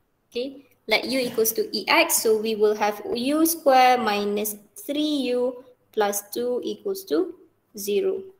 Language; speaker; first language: English; non-native, local second language; Malay